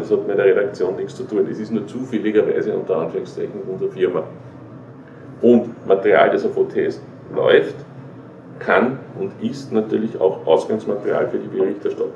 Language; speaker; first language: German; native; German